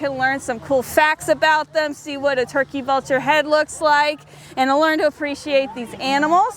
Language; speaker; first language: English; native; English